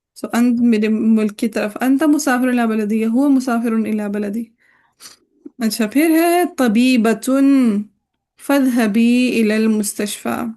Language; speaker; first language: Urdu; native; Urdu